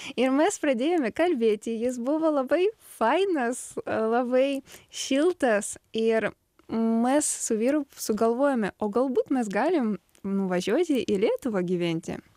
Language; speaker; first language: Lithuanian; non-native, learner; Ukrainian